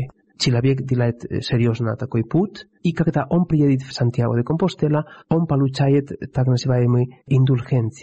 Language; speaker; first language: Russian; non-native, fluent; Spanish